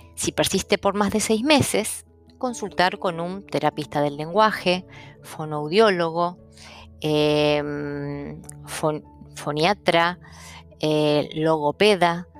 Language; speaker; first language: Spanish; early bilingual, other home language; Italian